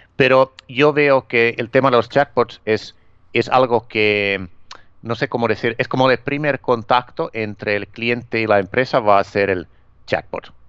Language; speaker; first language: Spanish; non-native, fluent; Finnish